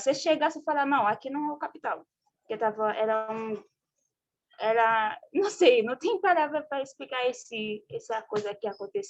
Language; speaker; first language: Portuguese; non-native, fluent; Haitian Creole